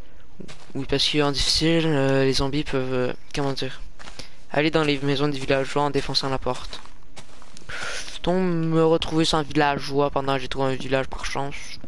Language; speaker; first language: French; native; French